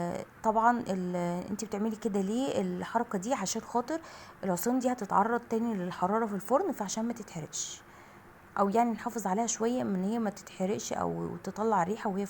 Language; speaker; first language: Arabic; native; Arabic